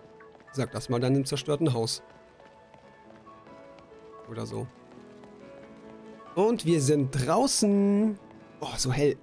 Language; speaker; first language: German; native; German